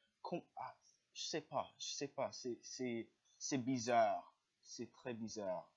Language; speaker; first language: French; non-native, learner; English